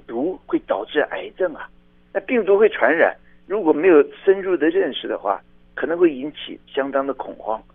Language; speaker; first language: Chinese; native; Chinese